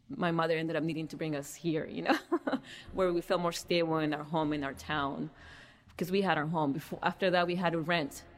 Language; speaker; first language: English; early bilingual, other home language; Spanish